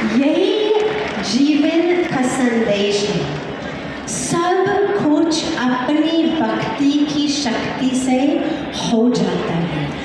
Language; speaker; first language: Hindi; non-native, fluent; English